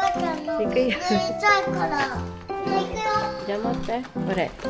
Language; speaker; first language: Japanese; non-native, learner; Filipino